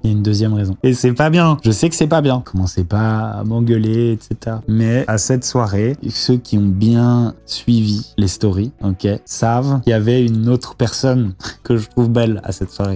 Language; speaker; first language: French; native; French